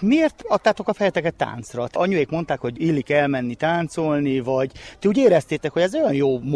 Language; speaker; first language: Hungarian; native; Hungarian